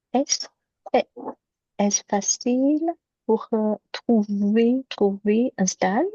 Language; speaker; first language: French; non-native, learner; Chinese